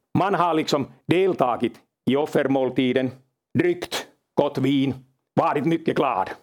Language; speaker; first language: Swedish; non-native, local second language; Finnish